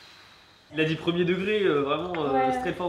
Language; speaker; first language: French; native; French